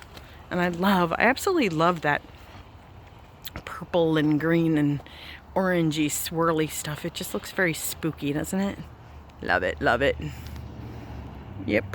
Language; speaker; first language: English; native; English